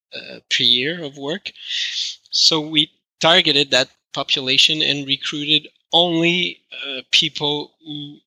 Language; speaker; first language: English; non-native, fluent; French